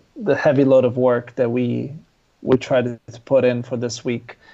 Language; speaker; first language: English; non-native, fluent; Italian